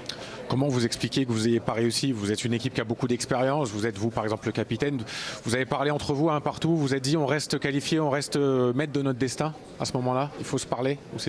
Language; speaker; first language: French; native; French